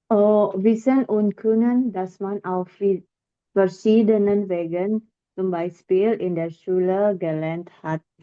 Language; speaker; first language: German; non-native, learner; Indonesian